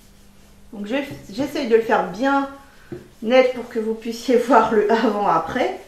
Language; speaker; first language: French; native; French